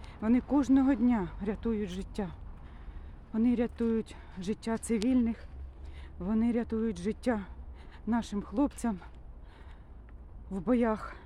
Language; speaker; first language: Ukrainian; non-native, local second language; Russian